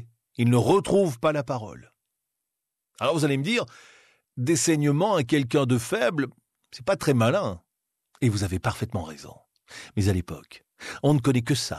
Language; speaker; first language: French; native; French